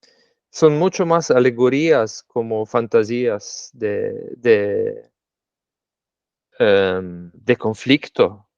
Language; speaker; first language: Spanish; non-native, fluent; Slovenian